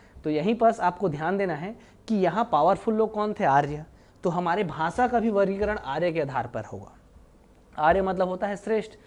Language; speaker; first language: Hindi; native; Hindi